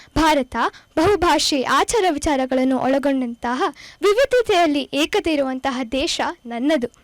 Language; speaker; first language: Kannada; non-native, local second language; Konkani